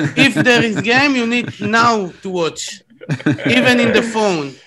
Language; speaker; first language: English; non-native, learner; Hebrew